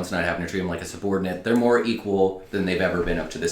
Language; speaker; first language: English; native; English